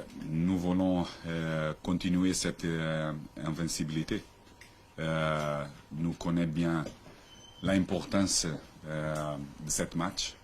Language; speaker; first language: French; non-native, learner; Portuguese